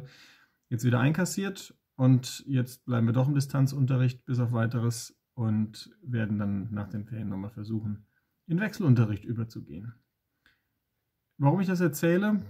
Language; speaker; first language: German; native; German